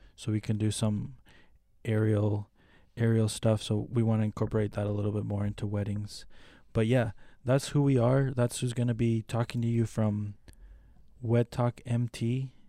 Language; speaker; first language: English; non-native, fluent; Spanish